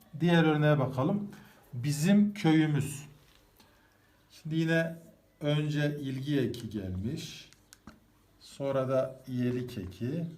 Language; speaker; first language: Turkish; native; Turkish